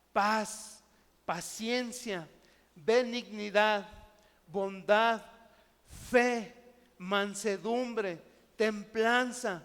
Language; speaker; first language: Spanish; native; Spanish